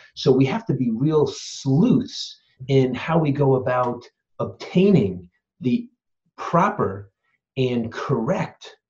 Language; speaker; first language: English; native; English